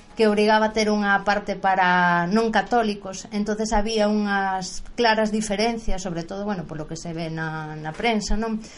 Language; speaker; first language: Galician; native; Galician